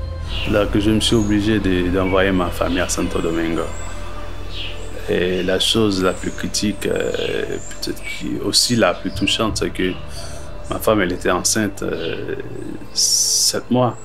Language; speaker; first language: French; non-native, local second language; Haitian Creole